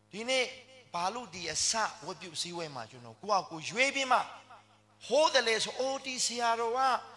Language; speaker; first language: Burmese; non-native, local second language; Hakha Chin